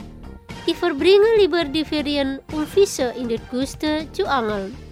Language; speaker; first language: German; non-native, learner; Indonesian